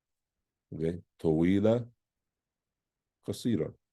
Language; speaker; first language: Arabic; non-native, fluent; English